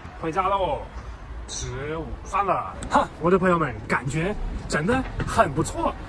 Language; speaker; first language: Chinese; non-native, fluent; German